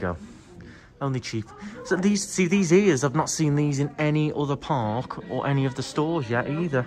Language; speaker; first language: English; native; English